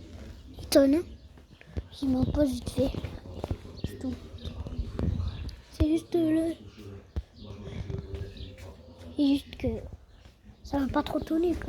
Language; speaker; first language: French; native; French